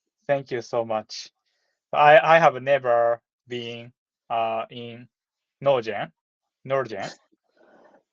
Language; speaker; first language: English; non-native, learner; Japanese